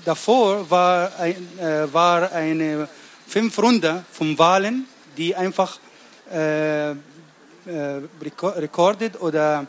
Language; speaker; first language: German; non-native, learner; Arabic